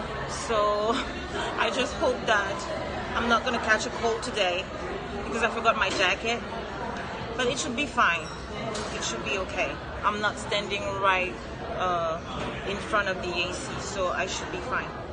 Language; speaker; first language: English; non-native, fluent; French